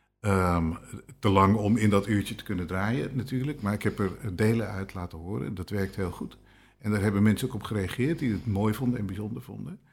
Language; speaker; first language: Dutch; native; Dutch